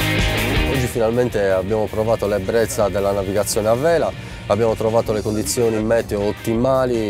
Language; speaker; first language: Italian; native; Italian